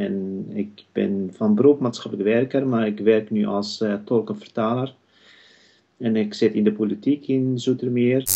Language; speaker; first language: Dutch; non-native, fluent; Kurdish